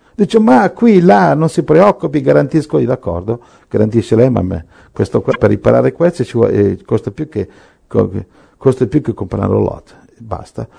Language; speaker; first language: Italian; native; Italian